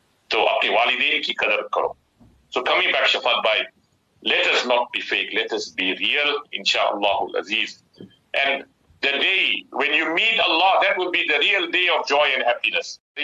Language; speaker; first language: English; native; English